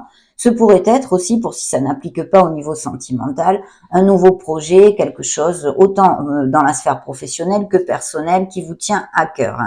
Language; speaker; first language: French; native; French